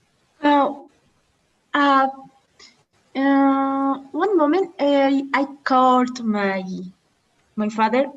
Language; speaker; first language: English; non-native, learner; Spanish